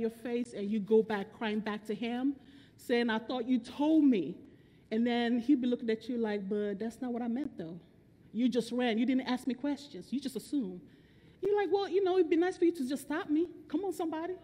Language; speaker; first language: English; non-native, local second language; Igbo